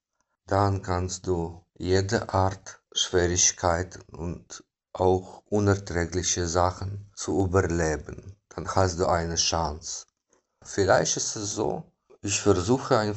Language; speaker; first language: German; non-native, fluent; Ukrainian